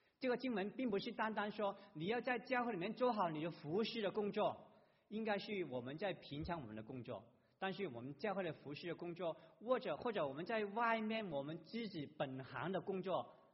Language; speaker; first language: Chinese; non-native, local second language; Cantonese